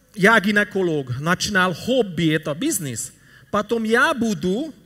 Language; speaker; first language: Russian; non-native, learner; Hungarian